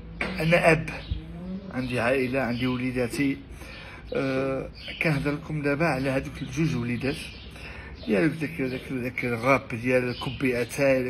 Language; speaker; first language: Arabic; native; Arabic